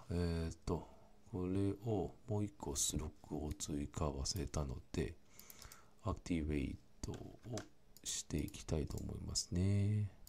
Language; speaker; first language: Japanese; non-native, fluent; Cantonese